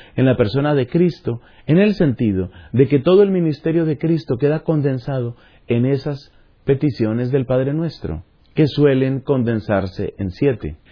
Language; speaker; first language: Spanish; native; Spanish